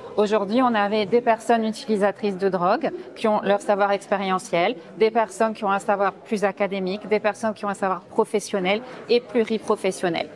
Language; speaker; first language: French; native; French